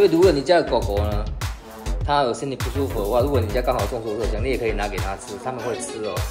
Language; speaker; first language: Chinese; native; Chinese